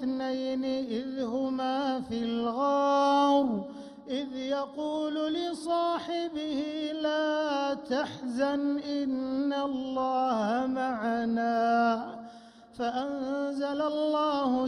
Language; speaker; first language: Arabic; native; Arabic